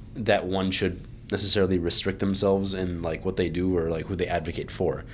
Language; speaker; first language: English; early bilingual, other home language; Arabic